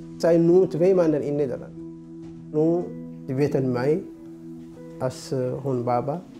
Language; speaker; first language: Dutch; non-native, learner; Tigrinya